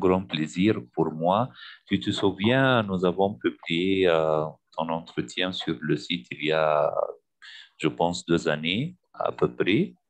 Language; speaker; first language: French; non-native, fluent; Arabic